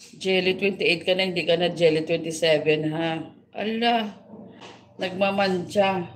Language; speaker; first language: Filipino; non-native, local second language; Hiligaynon